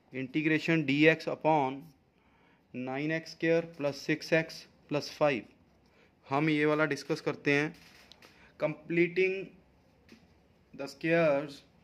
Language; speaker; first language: Hindi; non-native, local second language; Punjabi